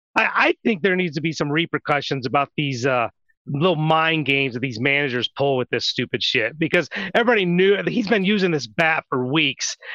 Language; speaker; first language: English; native; English